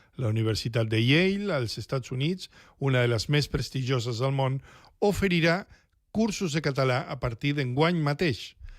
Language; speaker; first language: Catalan; native; Catalan